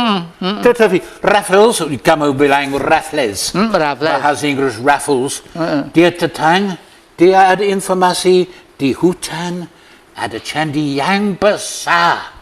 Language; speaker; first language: Indonesian; non-native, learner; English